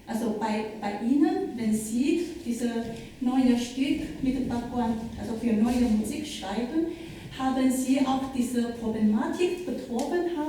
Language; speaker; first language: German; non-native, learner; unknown